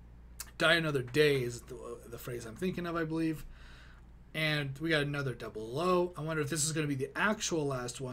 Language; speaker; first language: English; native; English